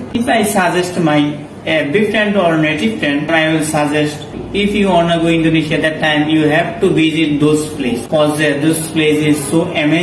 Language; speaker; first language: English; non-native, learner; Bangla